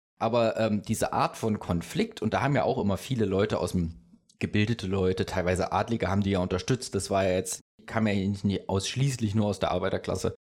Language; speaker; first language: German; native; German